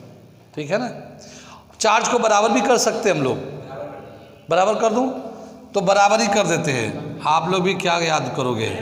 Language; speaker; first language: Hindi; native; Hindi